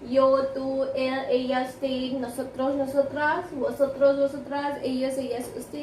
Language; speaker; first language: Spanish; non-native, fluent; Hindi